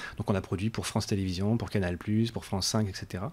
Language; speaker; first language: French; native; French